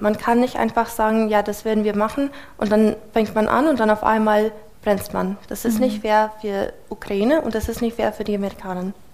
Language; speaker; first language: German; non-native, fluent; English